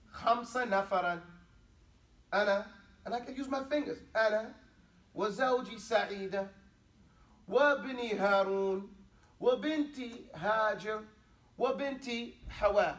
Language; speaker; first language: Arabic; non-native, learner; English